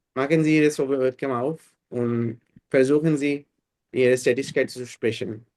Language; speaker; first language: German; non-native, fluent; Bangla